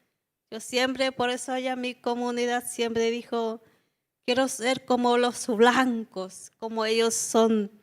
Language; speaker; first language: Spanish; non-native, local second language; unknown